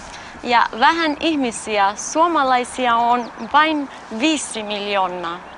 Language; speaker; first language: Finnish; non-native, fluent; Albanian